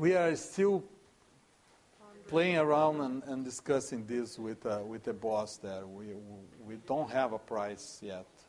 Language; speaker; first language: English; non-native, fluent; Portuguese